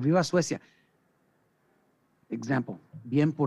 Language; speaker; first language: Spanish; early bilingual, heritage; Spanish